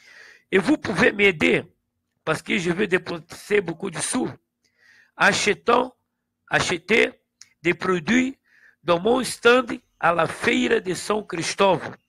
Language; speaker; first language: French; non-native, learner; Portuguese